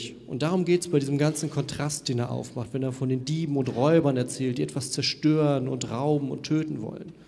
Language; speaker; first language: German; native; German